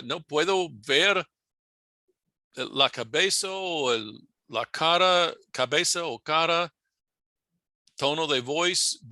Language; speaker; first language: Spanish; non-native, fluent; English